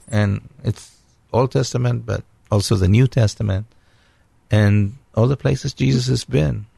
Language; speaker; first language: English; non-native, fluent; Hebrew